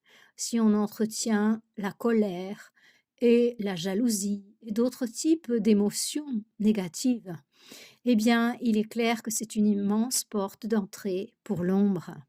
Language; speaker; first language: French; native; French